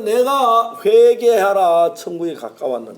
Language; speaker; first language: Korean; native; Korean